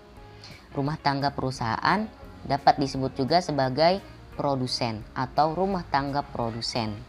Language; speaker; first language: Indonesian; native; Indonesian